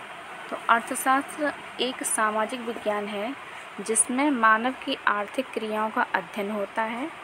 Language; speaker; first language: Hindi; native; Hindi